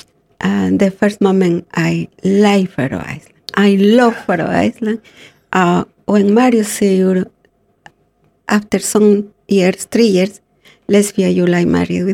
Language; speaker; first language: English; non-native, learner; Spanish